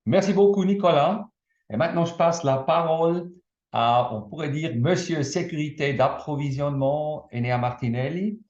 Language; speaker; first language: French; non-native, local second language; German